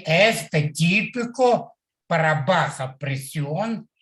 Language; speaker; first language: Spanish; non-native, learner; Russian